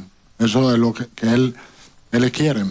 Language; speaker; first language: Portuguese; non-native, learner; Italian